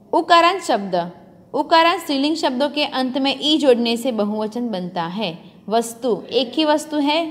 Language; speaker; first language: Hindi; non-native, local second language; Gujarati